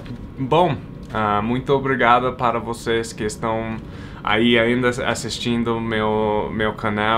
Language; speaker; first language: Portuguese; non-native, fluent; English